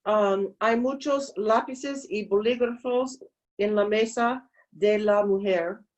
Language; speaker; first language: Spanish; non-native, learner; English